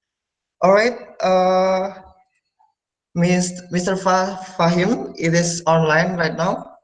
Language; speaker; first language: English; non-native, learner; Indonesian